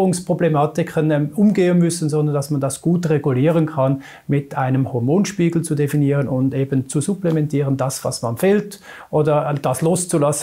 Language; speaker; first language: German; native; German